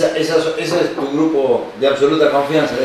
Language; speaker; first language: Spanish; native; Spanish